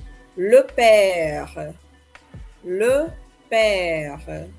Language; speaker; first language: French; non-native, fluent; English